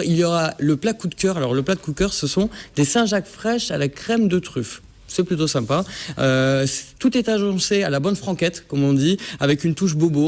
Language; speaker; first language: French; native; French